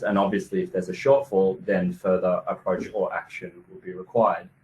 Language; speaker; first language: English; native; English